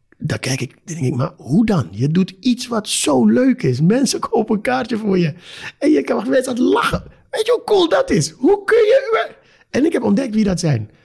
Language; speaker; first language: Dutch; native; Dutch